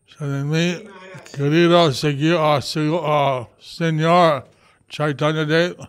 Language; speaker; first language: Spanish; non-native, learner; English